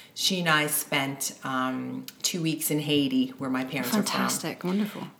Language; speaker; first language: English; native; English